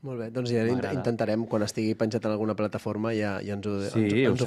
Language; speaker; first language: Catalan; native; Catalan